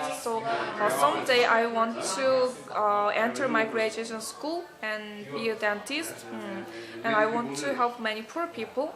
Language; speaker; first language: English; non-native, learner; Korean